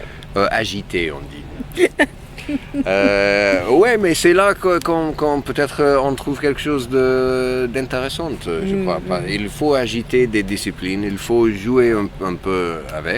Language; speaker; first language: French; non-native, fluent; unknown